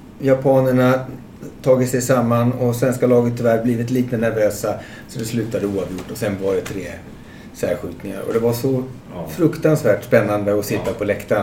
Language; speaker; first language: Swedish; native; Swedish